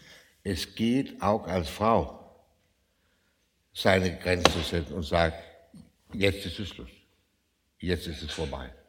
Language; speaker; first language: German; non-native, fluent; Danish